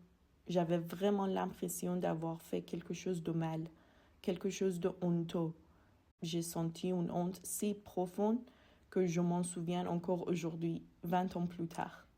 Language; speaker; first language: French; non-native, fluent; Persian